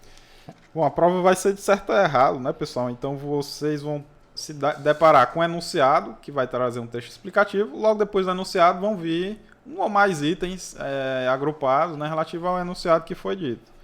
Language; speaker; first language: Portuguese; native; Portuguese